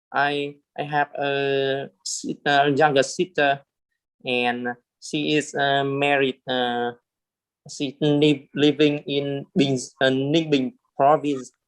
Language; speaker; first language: English; non-native, learner; Vietnamese